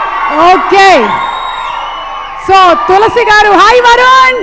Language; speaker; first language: Telugu; native; Telugu